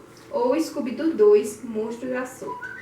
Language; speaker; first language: Portuguese; native; Portuguese